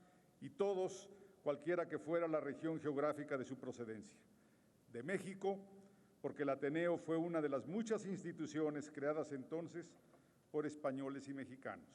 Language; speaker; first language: Spanish; native; Spanish